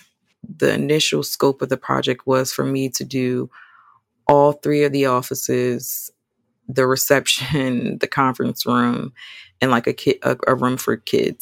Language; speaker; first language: English; native; English